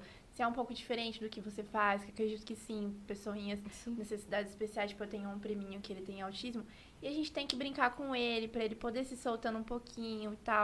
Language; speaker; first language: Portuguese; native; Portuguese